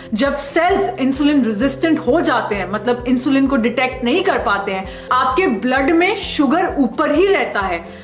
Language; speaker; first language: Hindi; native; Hindi